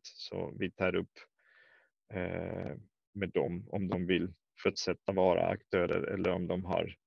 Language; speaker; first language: Swedish; non-native, fluent; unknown